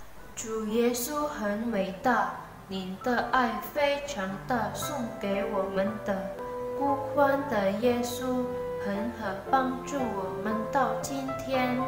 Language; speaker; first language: Chinese; non-native, learner; Indonesian